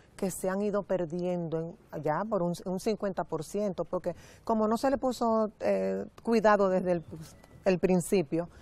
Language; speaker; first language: Spanish; native; Spanish